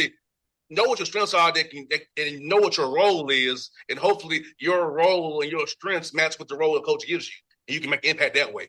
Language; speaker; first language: English; native; English